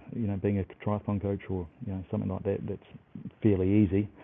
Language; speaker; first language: English; native; English